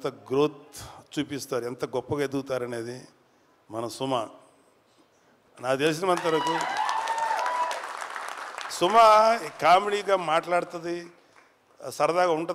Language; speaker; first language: Telugu; native; Telugu